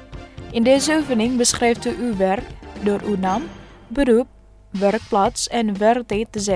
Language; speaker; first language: Dutch; non-native, fluent; Indonesian